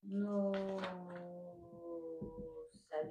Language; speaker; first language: Spanish; non-native, learner; French